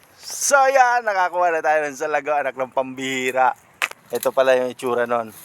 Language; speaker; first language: Filipino; non-native, local second language; Bikol